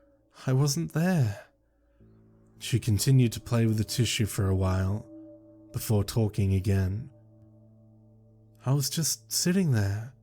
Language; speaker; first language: English; native; English